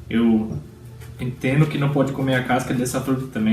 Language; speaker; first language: Portuguese; non-native, fluent; English